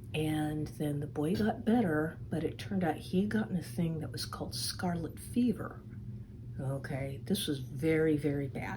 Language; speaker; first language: English; native; English